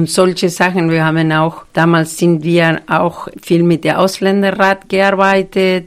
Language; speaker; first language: German; non-native, fluent; Spanish